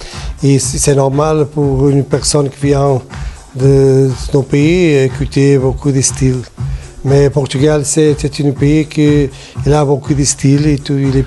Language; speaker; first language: French; non-native, learner; Portuguese